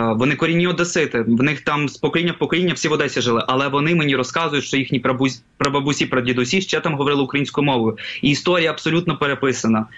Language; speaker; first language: Ukrainian; non-native, local second language; Russian